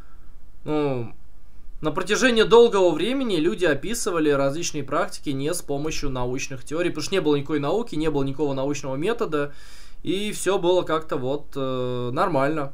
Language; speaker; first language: Russian; native; Russian